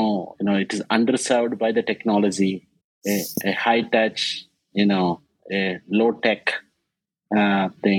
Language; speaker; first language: English; non-native, local second language; Telugu